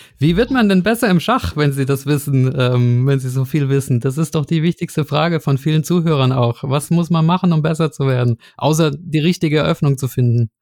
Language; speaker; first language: German; native; German